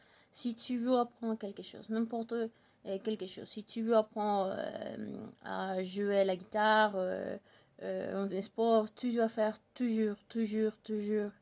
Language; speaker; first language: French; non-native, learner; Spanish